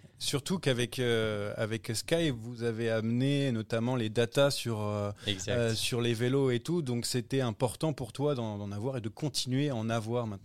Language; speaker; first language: French; native; French